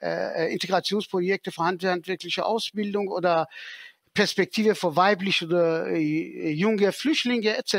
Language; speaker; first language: German; non-native, fluent; Persian